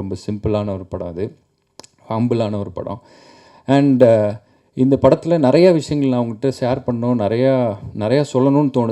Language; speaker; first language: Tamil; native; Tamil